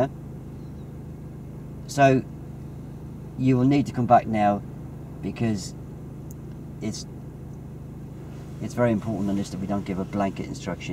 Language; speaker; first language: English; native; English